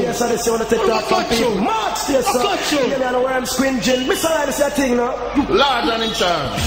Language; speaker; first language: English; non-native, local second language; Jamaican Creole English